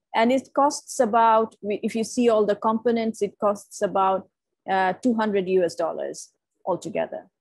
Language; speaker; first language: English; non-native, local second language; Bangla